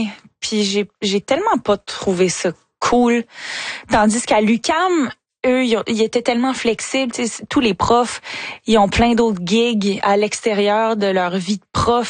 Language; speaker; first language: French; native; French